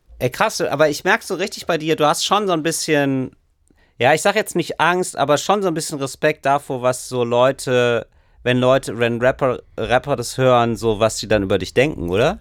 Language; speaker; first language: German; native; German